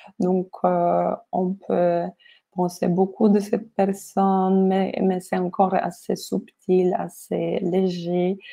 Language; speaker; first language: French; non-native, fluent; Polish